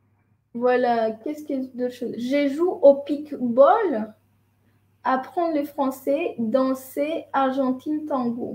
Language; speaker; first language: French; non-native, fluent; Spanish